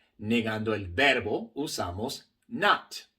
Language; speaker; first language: Spanish; non-native, fluent; English